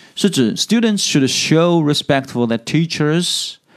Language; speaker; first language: English; non-native, fluent; Chinese